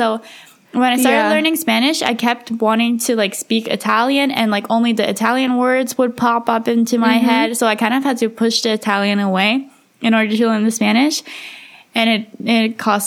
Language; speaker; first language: English; early bilingual, heritage; English